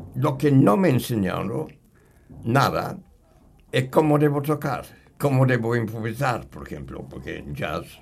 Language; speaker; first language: Spanish; non-native, fluent; English